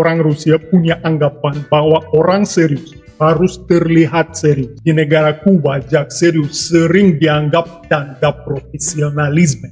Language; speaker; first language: Indonesian; non-native, fluent; Russian